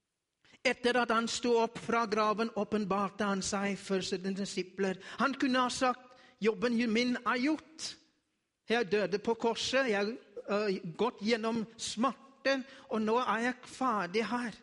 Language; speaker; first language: Norwegian; non-native, learner; Afrikaans